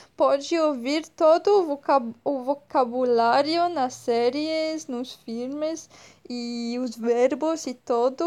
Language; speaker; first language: Portuguese; non-native, fluent; French